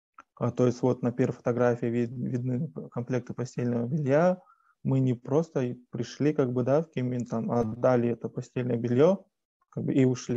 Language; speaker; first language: Russian; native; Russian